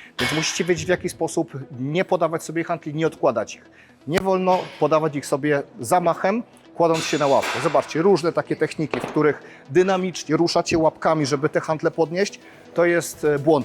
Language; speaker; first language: Polish; native; Polish